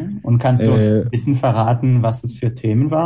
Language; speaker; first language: German; non-native, fluent; Hebrew